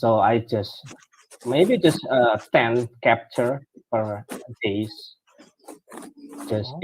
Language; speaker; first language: English; non-native, learner; Indonesian